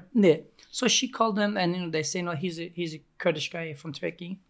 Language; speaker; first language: English; non-native, learner; Turkish